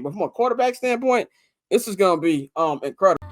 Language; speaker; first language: English; native; English